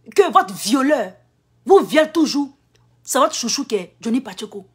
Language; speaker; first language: French; non-native, local second language; Akan